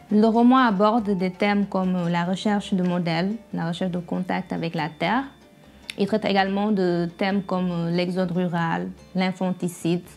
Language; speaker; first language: French; non-native, local second language; Fula